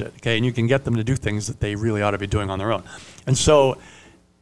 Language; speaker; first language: English; non-native, fluent; Italian